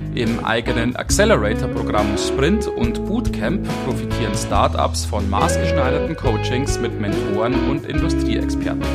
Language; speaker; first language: German; native; German